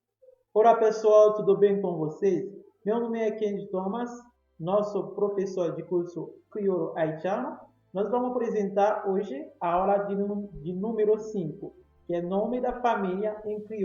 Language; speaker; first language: Portuguese; non-native, fluent; Haitian Creole